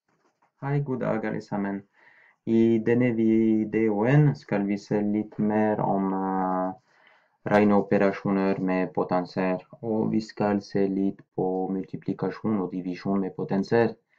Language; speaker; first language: Norwegian; non-native, fluent; French